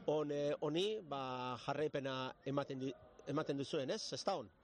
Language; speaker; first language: Basque; native; Basque